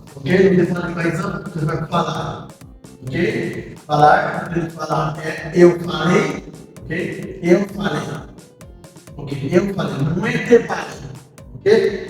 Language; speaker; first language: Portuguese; non-native, fluent; Haitian Creole